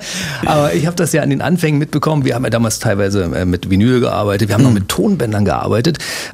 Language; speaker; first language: German; native; German